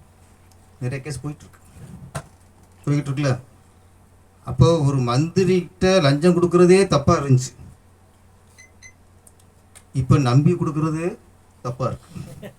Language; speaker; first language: Tamil; native; Tamil